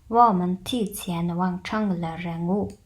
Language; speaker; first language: Chinese; non-native, fluent; Mongolian